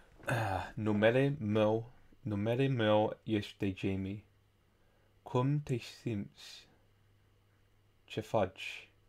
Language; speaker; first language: Romanian; non-native, learner; English